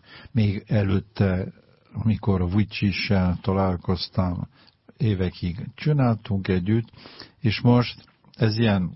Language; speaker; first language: Hungarian; non-native, fluent; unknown